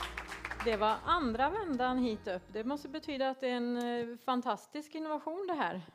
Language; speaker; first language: Swedish; native; Swedish